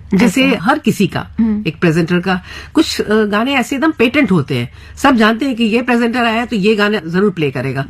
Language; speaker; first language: Hindi; native; Hindi